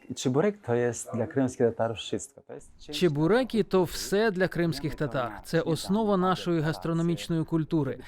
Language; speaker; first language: Ukrainian; early bilingual, heritage; Uzbek